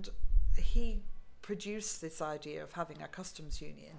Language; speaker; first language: English; native; English